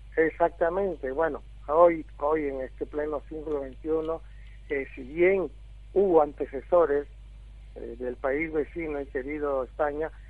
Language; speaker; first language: Spanish; native; Spanish